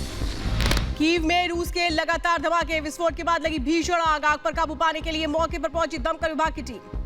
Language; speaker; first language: Hindi; native; Hindi